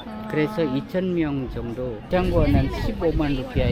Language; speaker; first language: Korean; non-native, learner; Indonesian